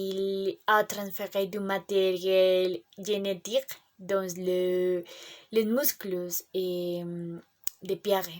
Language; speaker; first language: French; non-native, learner; Spanish